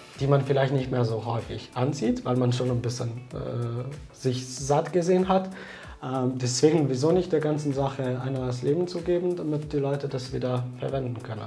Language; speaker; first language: German; non-native, fluent; Slovenian